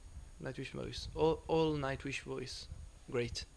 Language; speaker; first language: English; non-native, learner; Italian